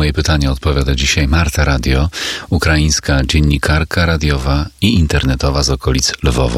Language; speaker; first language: Polish; native; Polish